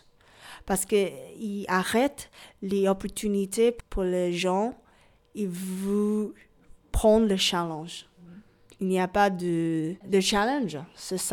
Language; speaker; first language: French; non-native, learner; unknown